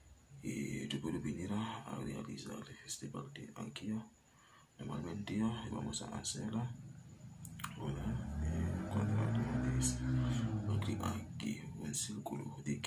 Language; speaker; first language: Spanish; non-native, learner; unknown